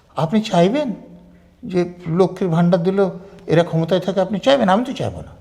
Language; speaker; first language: Bangla; native; Bangla